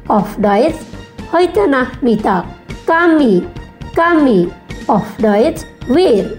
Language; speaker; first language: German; non-native, fluent; Indonesian